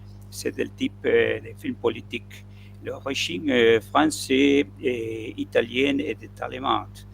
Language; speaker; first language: French; non-native, fluent; Spanish